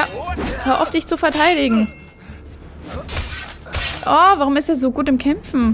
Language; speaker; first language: German; native; German